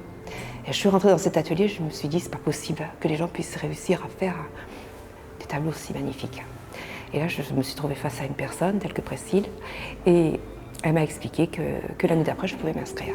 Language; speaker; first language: French; native; French